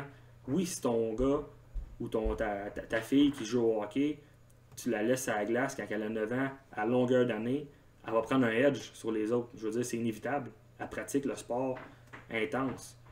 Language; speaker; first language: French; native; French